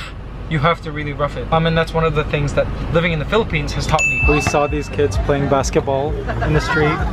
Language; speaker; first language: English; native; English